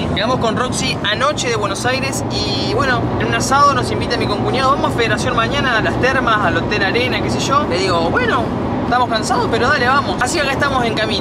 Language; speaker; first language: Spanish; native; Spanish